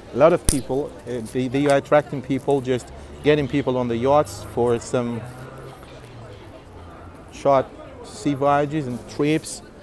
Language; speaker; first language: English; non-native, fluent; Russian